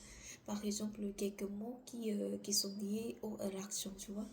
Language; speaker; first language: French; non-native, learner; Korean